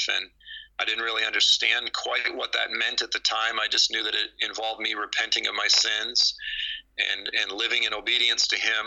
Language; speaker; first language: English; native; English